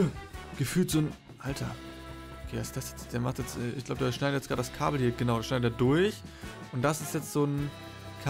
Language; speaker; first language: German; native; German